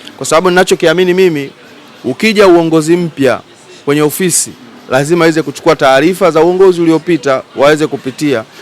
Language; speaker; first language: Swahili; native; Swahili